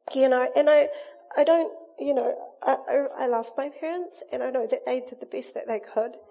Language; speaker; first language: English; native; English